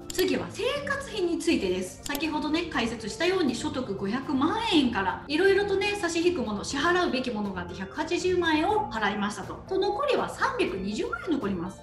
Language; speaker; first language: Japanese; native; Japanese